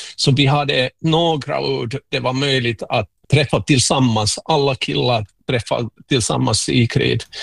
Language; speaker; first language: Swedish; non-native, local second language; Finnish